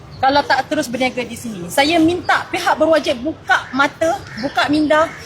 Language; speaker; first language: Malay; native; Malay